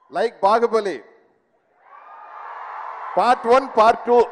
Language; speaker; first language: Telugu; non-native, learner; Tamil